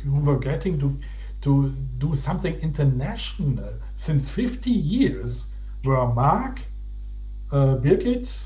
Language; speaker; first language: English; non-native, fluent; German